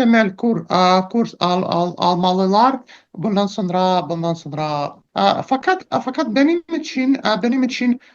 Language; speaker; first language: Turkish; non-native, learner; Russian